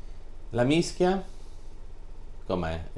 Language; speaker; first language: Italian; native; Italian